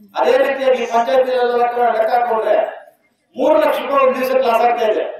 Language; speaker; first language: Kannada; native; Kannada